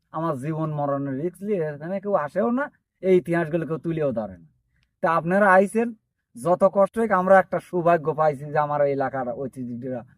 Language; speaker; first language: Bangla; native; Bangla